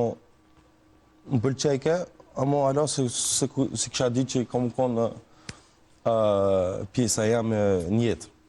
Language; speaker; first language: Albanian; early bilingual, heritage; Albanian